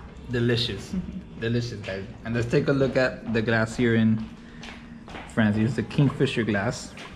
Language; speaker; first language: English; native; English